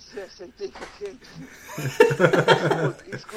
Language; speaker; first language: English; non-native, learner; Italian